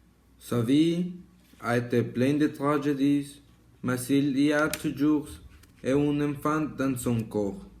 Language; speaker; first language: French; non-native, learner; Spanish